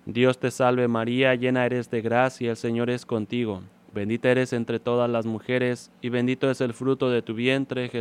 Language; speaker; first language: Spanish; native; Spanish